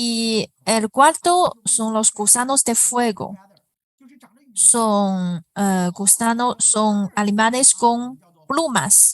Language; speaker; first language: Spanish; non-native, fluent; Chinese